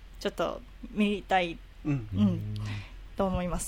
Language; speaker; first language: Japanese; non-native, learner; Cantonese